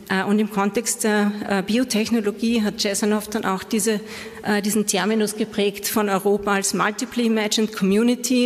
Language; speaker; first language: German; native; German